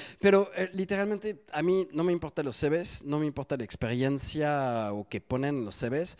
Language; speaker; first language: Spanish; non-native, fluent; French